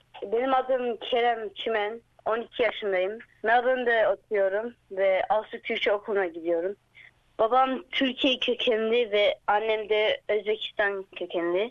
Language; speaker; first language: Turkish; early bilingual, heritage; Turkish